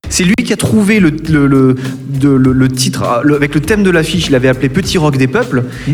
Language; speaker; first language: French; native; French